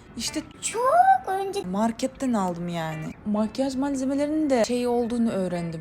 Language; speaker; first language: Turkish; non-native, fluent; Kyrgyz